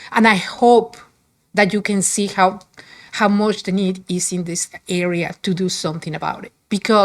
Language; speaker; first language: English; non-native, fluent; Spanish